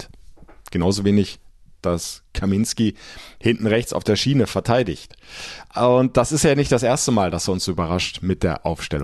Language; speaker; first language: German; native; German